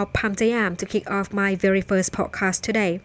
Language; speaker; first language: English; non-native, fluent; Thai